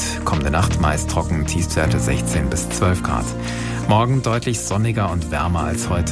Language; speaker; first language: German; native; German